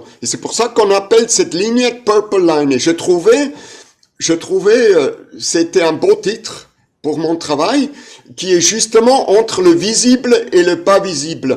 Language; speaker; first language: French; non-native, fluent; German